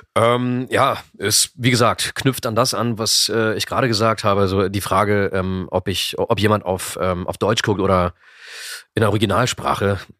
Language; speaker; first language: German; native; German